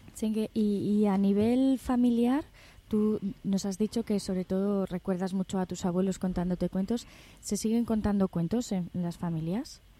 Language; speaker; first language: Spanish; native; Spanish